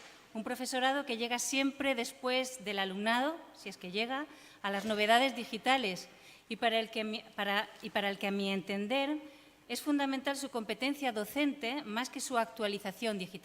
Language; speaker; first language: Spanish; native; Spanish